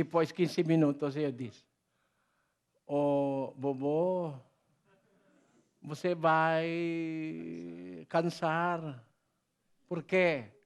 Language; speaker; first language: Portuguese; non-native, learner; Filipino